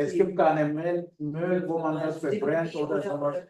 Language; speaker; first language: German; non-native, fluent; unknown